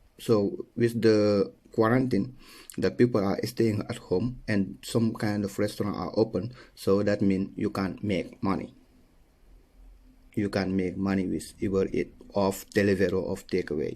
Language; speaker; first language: English; non-native, learner; Wolof